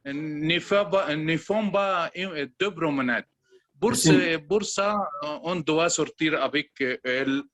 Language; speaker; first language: French; non-native, learner; Arabic